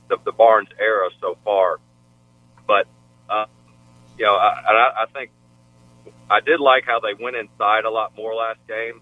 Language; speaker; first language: English; native; English